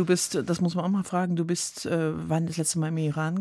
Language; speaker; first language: German; native; German